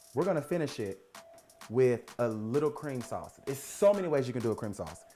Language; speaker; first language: English; native; English